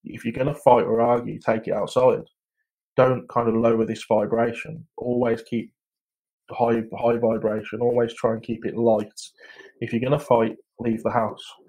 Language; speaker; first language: English; native; English